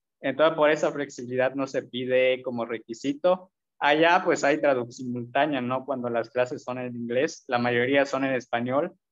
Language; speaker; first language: Spanish; non-native, local second language; Zapotec